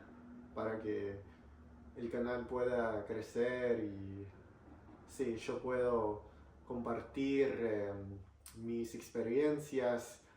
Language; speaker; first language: Spanish; non-native, fluent; English